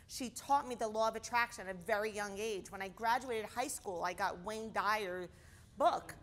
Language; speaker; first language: English; native; English